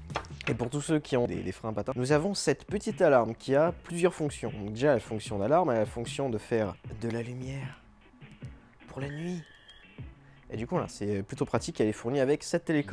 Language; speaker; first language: French; native; French